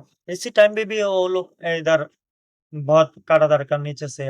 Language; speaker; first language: Hindi; non-native, learner; Bangla